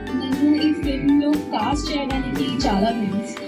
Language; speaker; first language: Telugu; non-native, learner; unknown